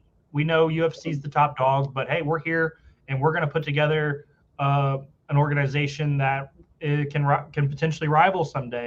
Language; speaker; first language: English; native; English